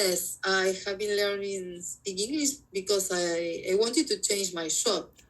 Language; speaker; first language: English; non-native, learner; Spanish